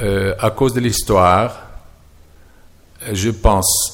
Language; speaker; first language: French; non-native, fluent; German